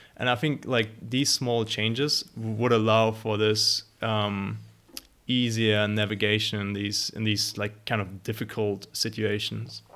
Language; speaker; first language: English; non-native, fluent; German